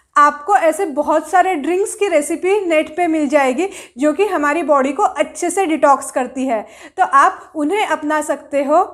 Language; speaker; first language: Hindi; non-native, local second language; Marathi